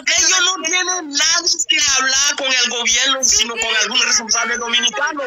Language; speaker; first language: Spanish; non-native, fluent; Haitian Creole